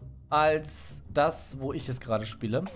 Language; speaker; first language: German; native; German